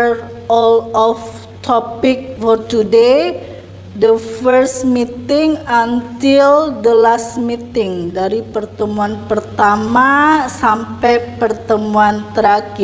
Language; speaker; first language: English; non-native, learner; Indonesian